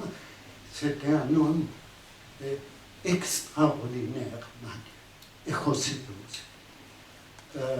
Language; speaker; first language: French; non-native, fluent; Spanish